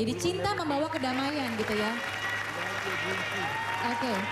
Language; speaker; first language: Indonesian; native; Indonesian